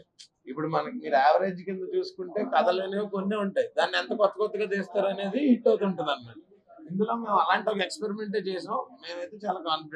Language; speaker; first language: Telugu; native; Telugu